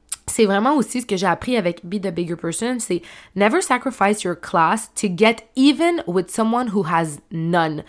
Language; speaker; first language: French; native; French